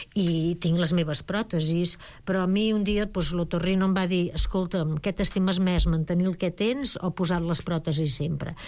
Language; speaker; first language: Catalan; native; Catalan